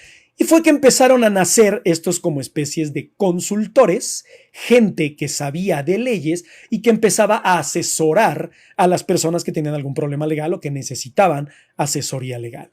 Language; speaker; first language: Spanish; native; Spanish